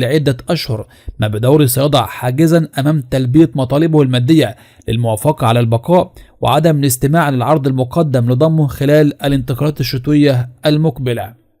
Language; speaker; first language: Arabic; native; Arabic